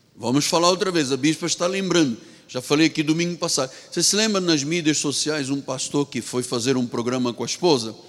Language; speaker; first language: Portuguese; native; Portuguese